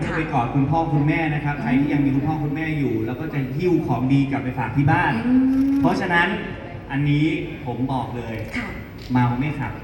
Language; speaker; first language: Thai; native; Thai